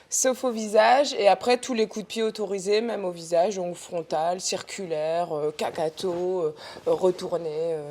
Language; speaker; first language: French; native; French